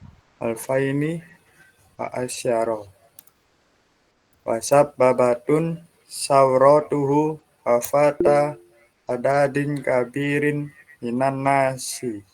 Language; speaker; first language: Arabic; non-native, learner; Indonesian